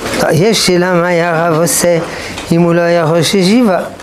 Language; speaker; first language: Hebrew; non-native, fluent; French